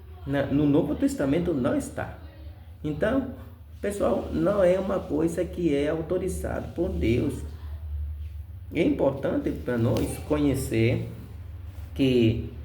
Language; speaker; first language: Portuguese; non-native, fluent; Spanish